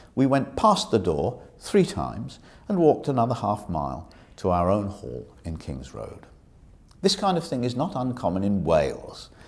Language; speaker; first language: English; native; English